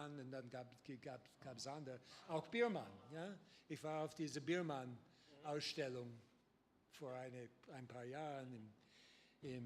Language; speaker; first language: German; non-native, learner; English